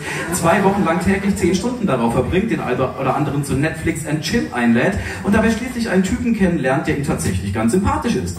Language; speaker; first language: German; native; German